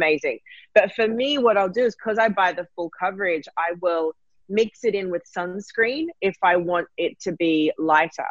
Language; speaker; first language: English; native; English